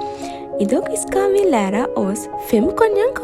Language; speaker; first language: Swedish; non-native, learner; Sinhala